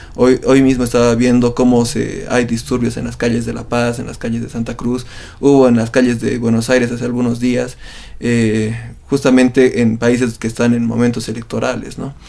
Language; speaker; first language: Spanish; native; Spanish